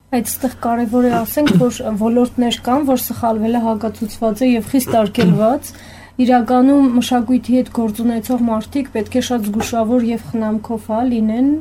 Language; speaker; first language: Armenian; native; Armenian